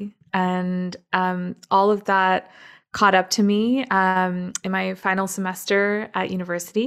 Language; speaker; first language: English; native; English